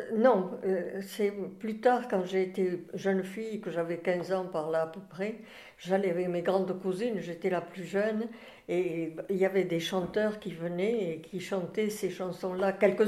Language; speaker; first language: French; native; French